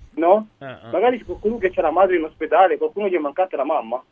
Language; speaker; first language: Italian; native; Italian